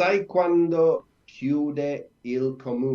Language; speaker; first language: Italian; non-native, learner; English